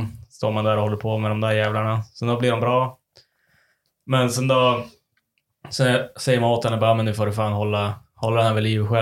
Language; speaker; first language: Swedish; native; Swedish